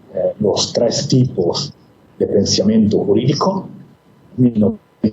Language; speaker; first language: Spanish; non-native, fluent; Italian